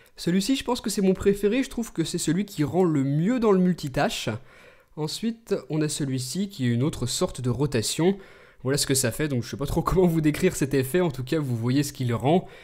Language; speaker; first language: French; native; French